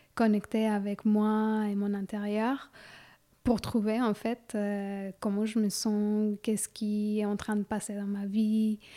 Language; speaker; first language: French; non-native, fluent; Spanish